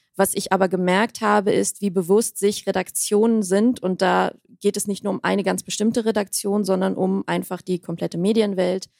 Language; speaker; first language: German; early bilingual, other home language; Armenian